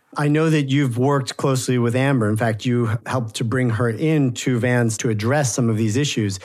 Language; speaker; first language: English; native; English